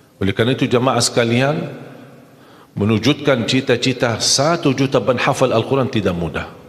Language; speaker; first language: Malay; non-native, fluent; Arabic